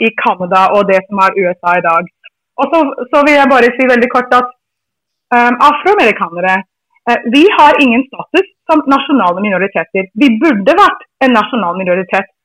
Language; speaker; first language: Norwegian; non-native, fluent; English